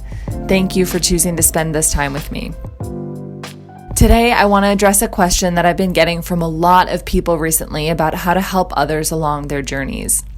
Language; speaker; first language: English; native; English